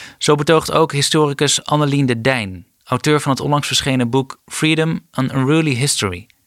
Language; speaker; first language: Dutch; native; Dutch